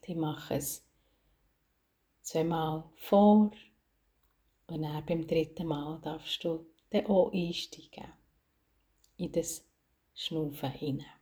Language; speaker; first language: German; native; German